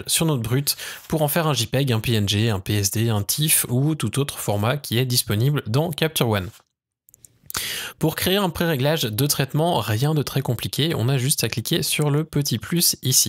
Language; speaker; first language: French; native; French